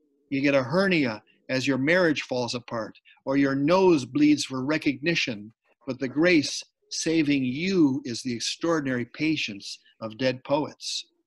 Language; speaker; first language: English; native; English